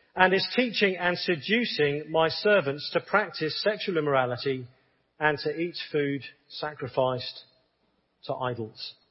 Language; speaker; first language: English; native; English